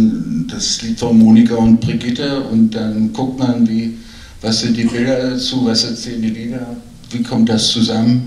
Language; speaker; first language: German; native; German